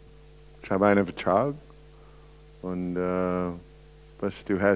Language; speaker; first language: German; non-native, learner; English